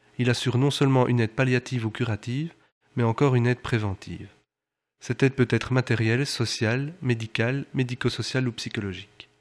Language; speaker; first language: French; native; French